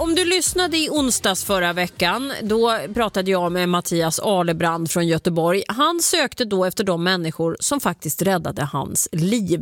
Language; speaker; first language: Swedish; native; Swedish